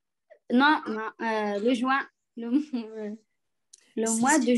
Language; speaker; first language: French; non-native, learner; Arabic